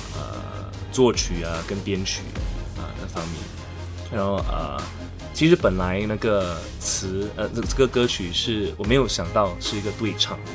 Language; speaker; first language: Chinese; non-native, local second language; English